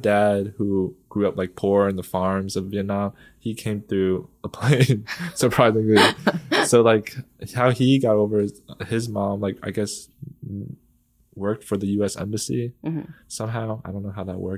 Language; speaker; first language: English; early bilingual, other home language; Vietnamese